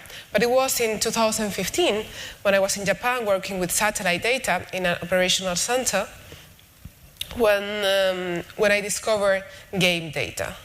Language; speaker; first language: English; non-native, fluent; Spanish